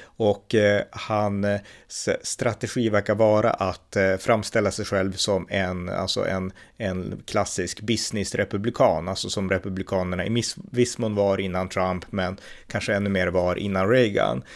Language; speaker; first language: Swedish; native; Swedish